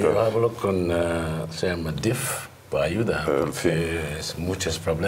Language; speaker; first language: Spanish; non-native, learner; English